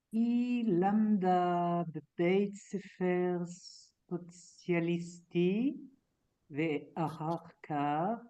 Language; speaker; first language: Hebrew; non-native, learner; French